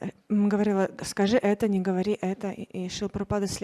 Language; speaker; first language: Russian; native; Russian